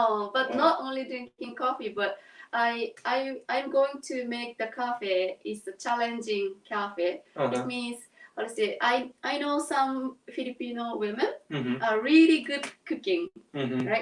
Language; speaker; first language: English; non-native, learner; Japanese